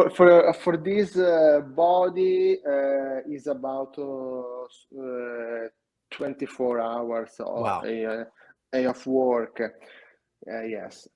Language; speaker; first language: English; non-native, learner; Italian